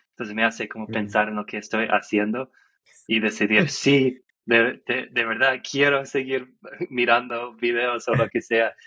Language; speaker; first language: Spanish; non-native, fluent; English